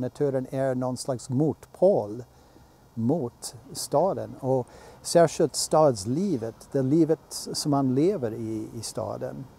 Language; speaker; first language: Swedish; non-native, fluent; English